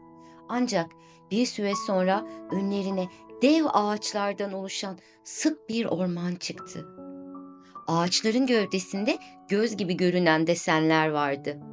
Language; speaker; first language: Turkish; native; Turkish